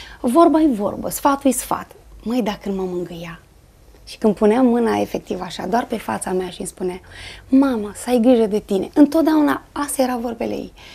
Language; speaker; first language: Romanian; native; Romanian